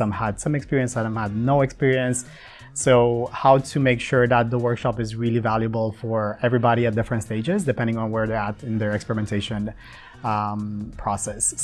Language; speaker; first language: English; non-native, fluent; Romanian